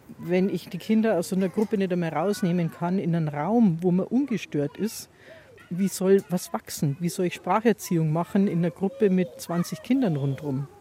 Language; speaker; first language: German; native; German